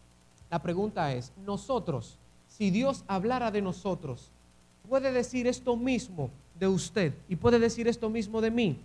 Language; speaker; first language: Spanish; native; Spanish